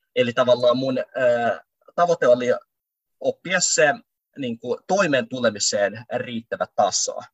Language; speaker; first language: Finnish; early bilingual, other home language; Russian